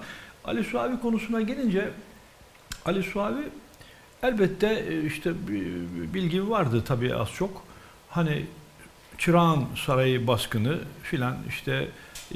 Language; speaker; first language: Turkish; native; Turkish